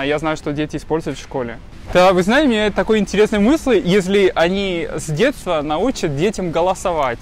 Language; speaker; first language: Russian; non-native, fluent; Spanish